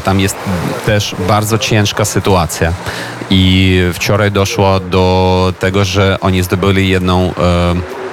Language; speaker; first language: Polish; non-native, fluent; Ukrainian